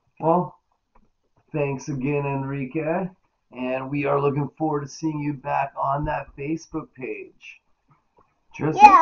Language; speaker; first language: English; native; English